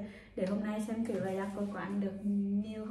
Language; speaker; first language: Vietnamese; native; Vietnamese